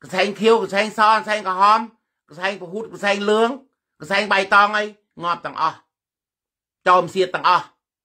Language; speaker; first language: Khmer; native; Khmer